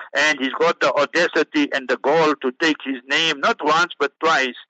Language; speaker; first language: English; native; English